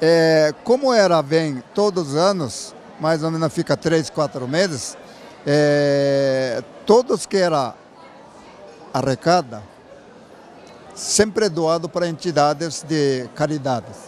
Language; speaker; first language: Portuguese; non-native, learner; Japanese